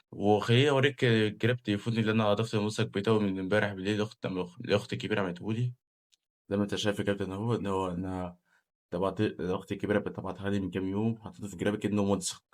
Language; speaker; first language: Arabic; native; Arabic